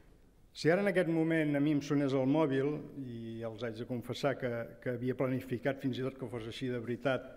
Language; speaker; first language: Catalan; native; Catalan